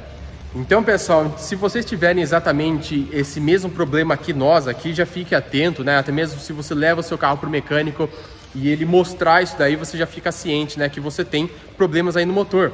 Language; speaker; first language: Portuguese; native; Portuguese